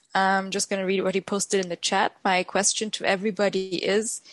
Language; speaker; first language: English; non-native, fluent; German